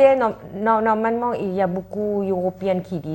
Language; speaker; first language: French; non-native, learner; Thai